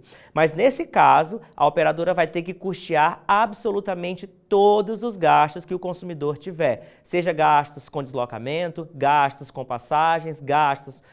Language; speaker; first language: Portuguese; native; Portuguese